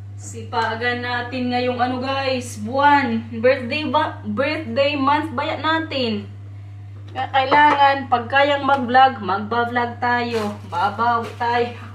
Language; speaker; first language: Filipino; non-native, local second language; Waray